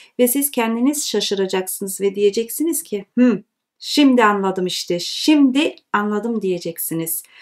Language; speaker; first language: Turkish; early bilingual, heritage; Turkish